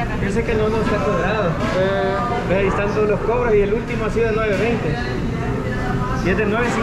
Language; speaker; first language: Spanish; native; Spanish